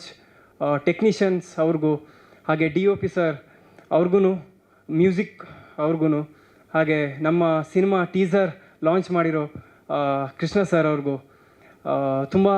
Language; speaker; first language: Kannada; non-native, local second language; Tulu